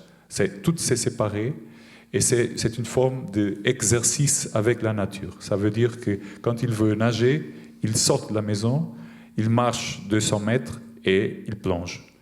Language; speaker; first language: French; non-native, fluent; Portuguese